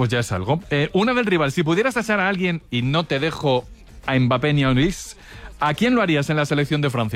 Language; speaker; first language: Spanish; native; Spanish